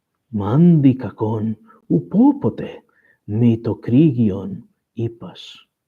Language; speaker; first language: Greek; non-native, learner; Portuguese